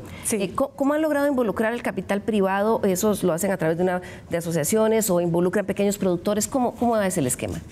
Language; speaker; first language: Spanish; native; Spanish